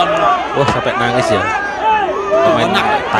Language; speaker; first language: Indonesian; native; Indonesian